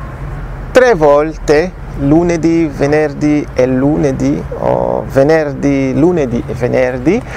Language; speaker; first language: Italian; non-native, learner; French